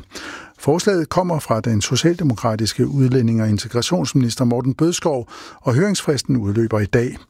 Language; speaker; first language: Danish; native; Danish